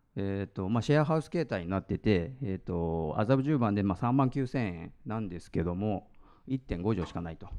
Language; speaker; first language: Japanese; native; Japanese